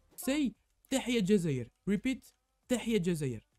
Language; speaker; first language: French; native; French